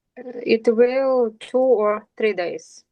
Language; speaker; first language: English; non-native, learner; Russian